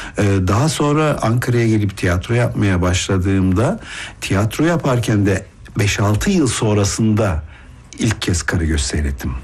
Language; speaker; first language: Turkish; native; Turkish